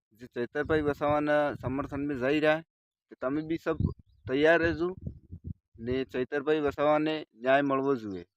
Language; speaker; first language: Gujarati; non-native, local second language; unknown